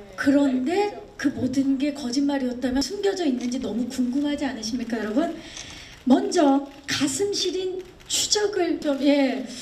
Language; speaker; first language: Korean; native; Korean